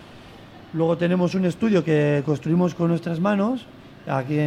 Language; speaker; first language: Spanish; native; Spanish